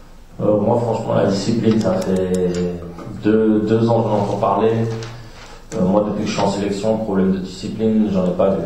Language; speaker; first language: French; native; French